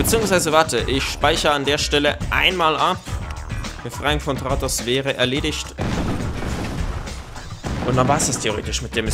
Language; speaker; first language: German; native; German